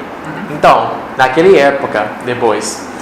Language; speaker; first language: Portuguese; non-native, fluent; Chinese